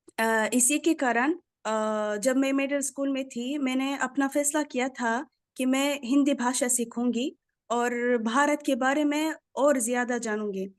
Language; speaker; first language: Hindi; non-native, fluent; Arabic